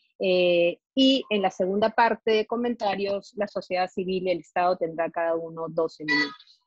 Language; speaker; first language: Spanish; native; Spanish